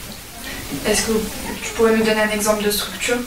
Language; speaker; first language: French; native; French